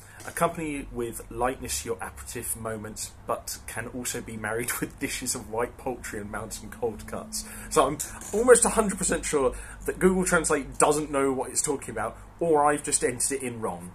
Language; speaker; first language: English; native; English